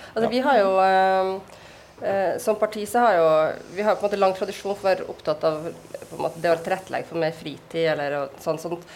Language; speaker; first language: Norwegian; native; Norwegian